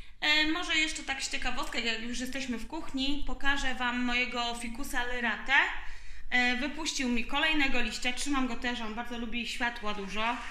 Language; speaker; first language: Polish; native; Polish